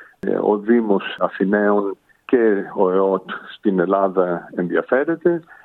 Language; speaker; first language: Greek; early bilingual, heritage; Greek